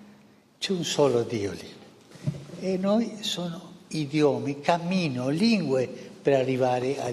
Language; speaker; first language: Italian; non-native, fluent; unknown